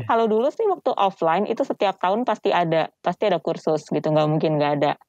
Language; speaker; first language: Indonesian; native; Indonesian